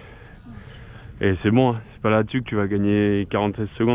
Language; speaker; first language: French; native; French